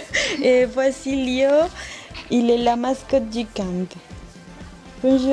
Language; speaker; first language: French; non-native, learner; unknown